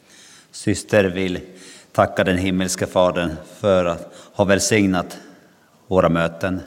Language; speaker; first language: Swedish; non-native, local second language; Finnish